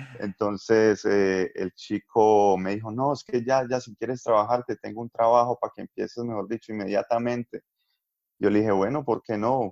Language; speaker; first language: Spanish; native; Spanish